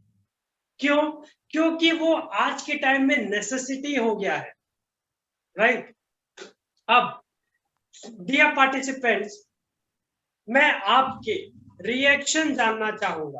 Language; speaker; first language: Hindi; native; Hindi